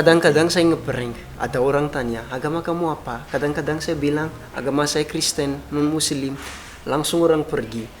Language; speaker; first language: Indonesian; non-native, fluent; Malagasy